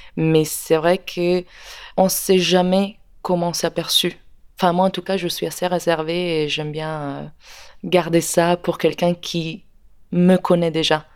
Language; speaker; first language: French; non-native, fluent; Italian